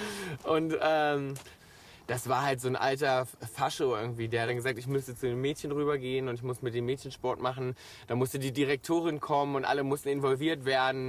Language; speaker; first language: German; native; German